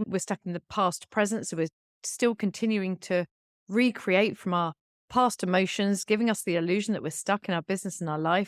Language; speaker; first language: English; native; English